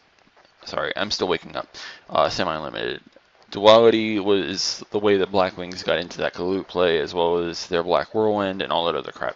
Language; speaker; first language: English; native; English